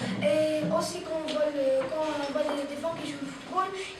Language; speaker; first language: French; non-native, local second language; Arabic